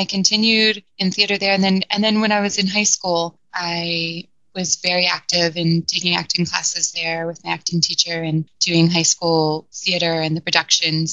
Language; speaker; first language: English; native; English